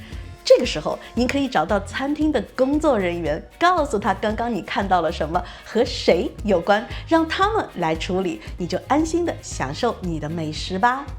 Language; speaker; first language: Chinese; native; Chinese